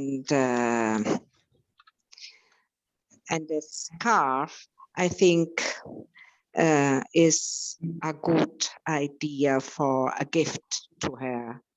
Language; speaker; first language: English; non-native, learner; Italian